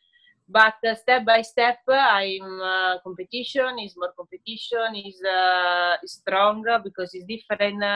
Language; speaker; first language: English; non-native, learner; Italian